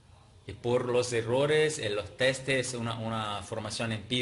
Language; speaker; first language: Spanish; non-native, fluent; Portuguese